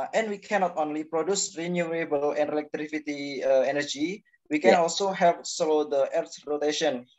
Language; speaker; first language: English; non-native, learner; Indonesian